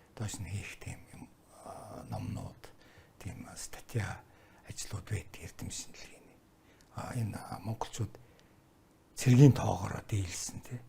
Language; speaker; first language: Mongolian; native; Mongolian